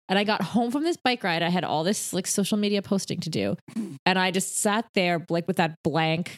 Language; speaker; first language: English; native; English